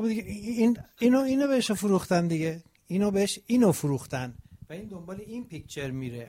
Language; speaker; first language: Persian; native; Persian